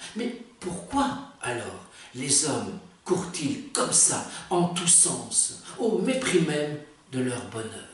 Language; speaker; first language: French; native; French